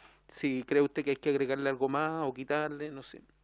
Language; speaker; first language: Spanish; native; Spanish